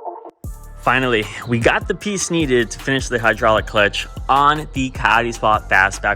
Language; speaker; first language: English; native; English